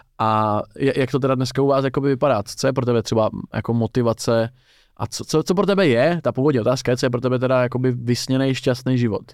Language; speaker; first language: Czech; native; Czech